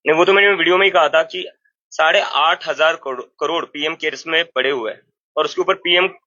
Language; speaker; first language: Hindi; non-native, local second language; Marathi